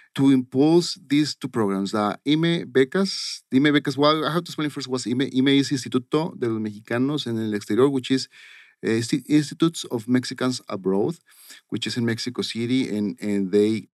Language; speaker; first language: English; non-native, fluent; Spanish